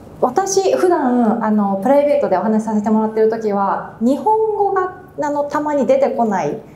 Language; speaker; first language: Japanese; native; Japanese